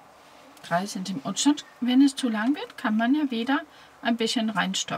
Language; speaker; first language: German; non-native, fluent; Danish